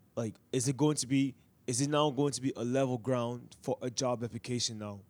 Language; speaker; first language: English; native; English